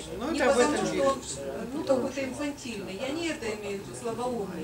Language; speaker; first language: Russian; native; Russian